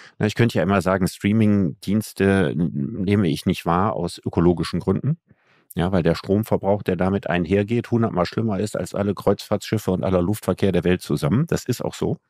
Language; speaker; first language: German; native; German